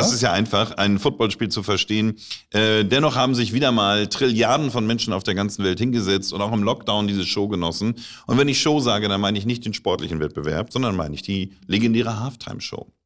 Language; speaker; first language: German; native; German